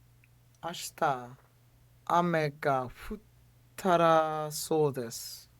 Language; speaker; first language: Japanese; non-native, learner; English